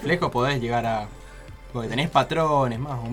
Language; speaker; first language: Spanish; native; Spanish